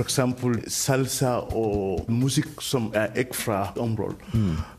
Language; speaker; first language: Danish; non-native, fluent; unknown